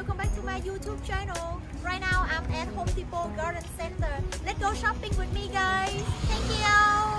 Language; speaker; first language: English; non-native, local second language; Vietnamese